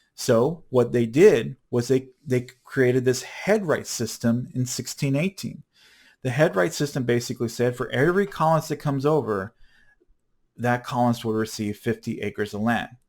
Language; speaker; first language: English; native; English